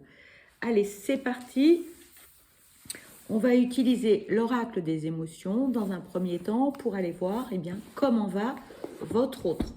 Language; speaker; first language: French; native; French